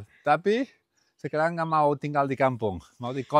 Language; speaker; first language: Indonesian; non-native, learner; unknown